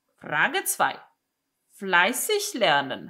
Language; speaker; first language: German; non-native, fluent; Polish